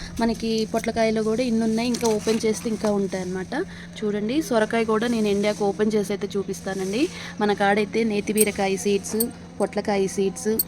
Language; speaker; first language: Telugu; native; Telugu